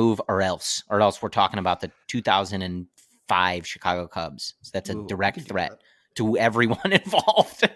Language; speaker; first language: English; native; English